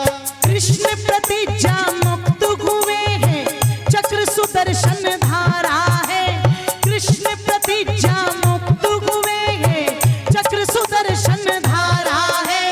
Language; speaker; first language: Hindi; native; Hindi